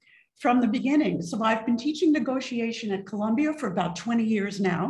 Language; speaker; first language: English; native; English